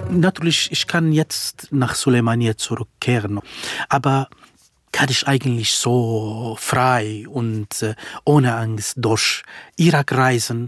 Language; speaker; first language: German; non-native, fluent; Kurdish